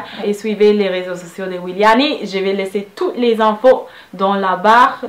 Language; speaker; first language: French; non-native, fluent; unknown